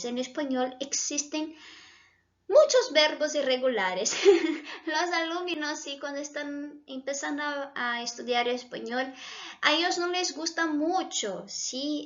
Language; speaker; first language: Spanish; non-native, fluent; Portuguese